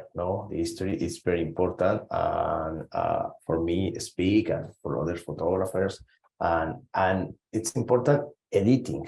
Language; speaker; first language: English; non-native, learner; Spanish